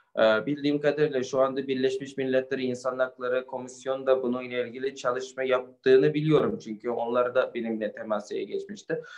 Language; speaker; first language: Turkish; non-native, fluent; Uyghur